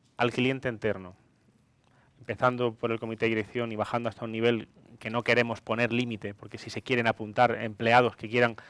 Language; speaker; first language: Spanish; non-native, fluent; Greek